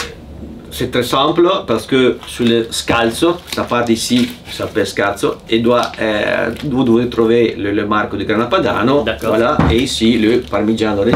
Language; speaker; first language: French; non-native, fluent; Italian